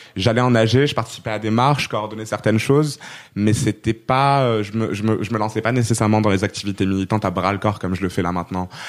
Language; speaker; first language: French; non-native, local second language; Arabic